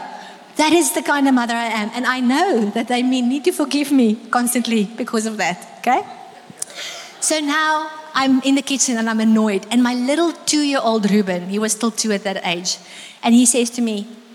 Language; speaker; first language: English; non-native, local second language; Afrikaans